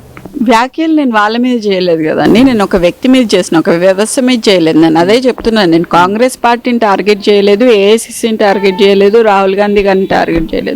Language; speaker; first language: Telugu; native; Telugu